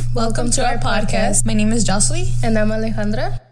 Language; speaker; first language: English; non-native, fluent; Spanish